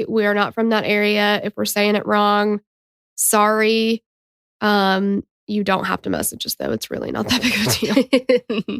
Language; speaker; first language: English; native; English